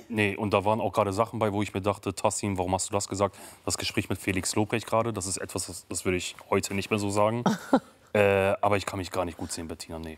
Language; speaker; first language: German; early bilingual, other home language; Kurdish